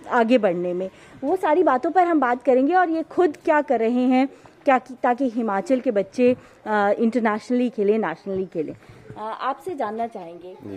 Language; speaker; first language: Hindi; native; Hindi